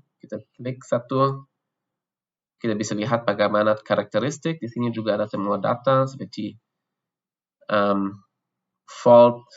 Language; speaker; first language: Indonesian; non-native, fluent; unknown